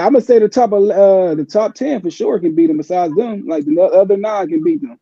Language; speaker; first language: English; native; English